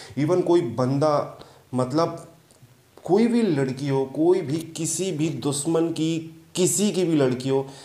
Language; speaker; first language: Hindi; native; Hindi